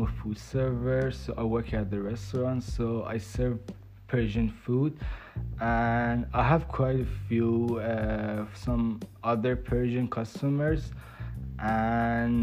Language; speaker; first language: English; non-native, fluent; Persian